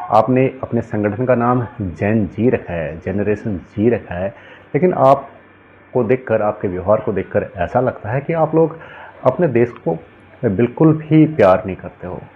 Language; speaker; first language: Hindi; native; Hindi